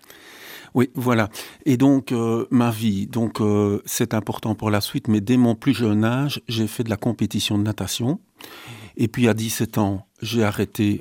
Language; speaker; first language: French; native; French